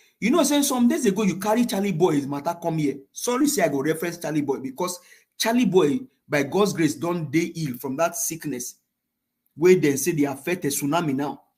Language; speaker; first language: Nigerian Pidgin; non-native, local second language; Yoruba